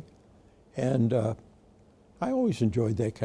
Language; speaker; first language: English; native; English